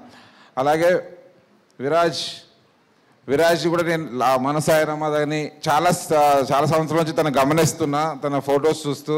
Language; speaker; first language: Telugu; native; Telugu